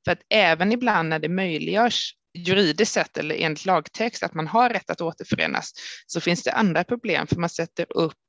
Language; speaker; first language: Swedish; native; Swedish